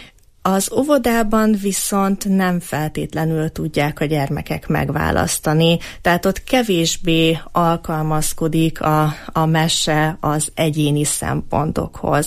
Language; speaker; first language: Hungarian; native; Hungarian